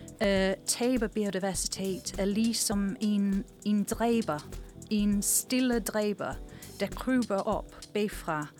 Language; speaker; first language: Danish; non-native, fluent; English